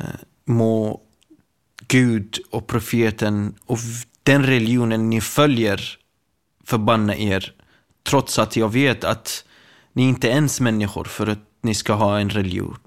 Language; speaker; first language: Swedish; non-native, fluent; Kurdish